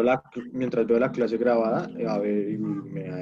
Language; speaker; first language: Spanish; native; Spanish